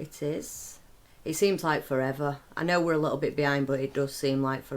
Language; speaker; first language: English; native; English